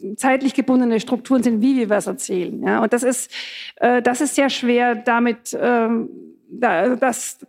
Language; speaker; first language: German; native; German